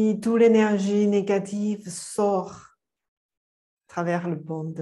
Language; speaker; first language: French; non-native, fluent; Chinese